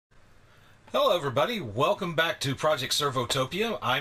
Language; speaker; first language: English; native; English